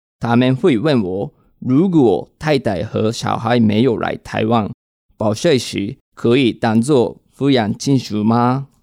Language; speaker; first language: Chinese; non-native, fluent; Japanese